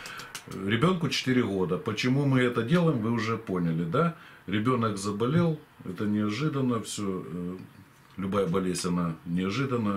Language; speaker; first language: Russian; native; Russian